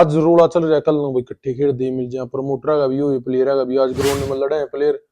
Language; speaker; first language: Hindi; non-native, local second language; Punjabi